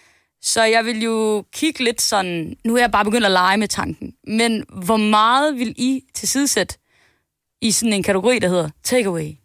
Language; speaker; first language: Danish; native; Danish